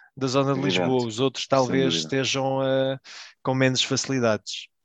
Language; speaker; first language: Portuguese; early bilingual, heritage; Portuguese